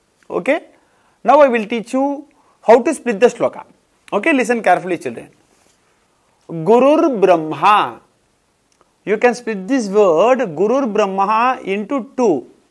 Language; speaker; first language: English; non-native, local second language; Tamil